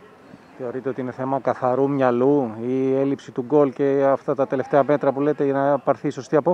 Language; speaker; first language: Greek; native; Greek